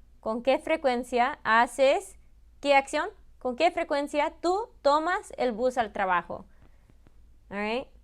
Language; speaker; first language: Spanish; early bilingual, heritage; Spanish